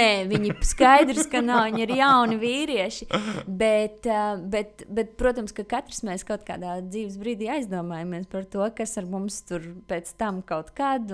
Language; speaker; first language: Latvian; native; Latvian